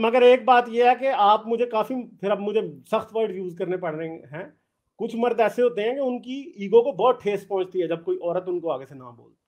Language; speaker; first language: Urdu; native; Urdu